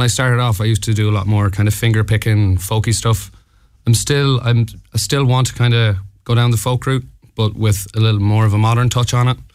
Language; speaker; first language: English; native; English